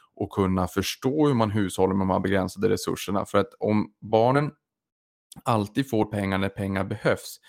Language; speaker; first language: Swedish; native; Swedish